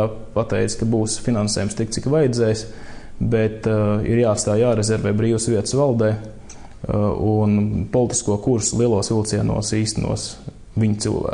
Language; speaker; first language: Latvian; native; Latvian